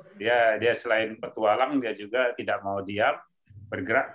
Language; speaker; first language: Indonesian; native; Indonesian